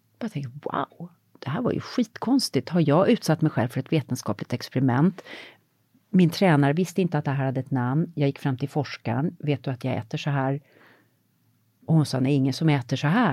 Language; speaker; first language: Swedish; native; Swedish